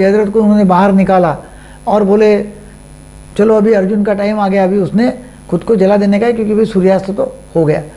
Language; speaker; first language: Hindi; non-native, local second language; Marathi